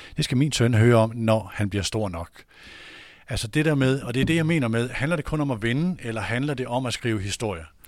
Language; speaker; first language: Danish; native; Danish